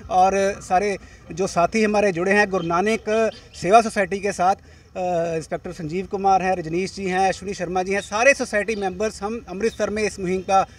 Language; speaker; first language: Hindi; native; Hindi